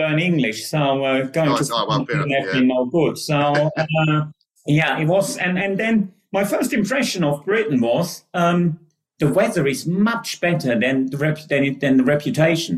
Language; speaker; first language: English; non-native, fluent; German